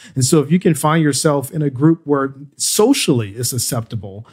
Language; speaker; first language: English; native; English